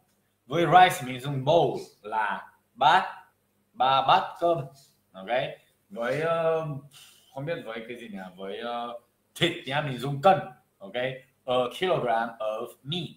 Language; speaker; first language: Vietnamese; non-native, fluent; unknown